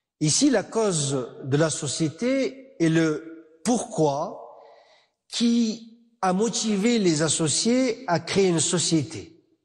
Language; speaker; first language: French; non-native, local second language; Arabic